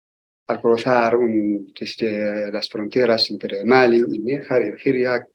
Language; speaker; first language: Spanish; non-native, learner; Arabic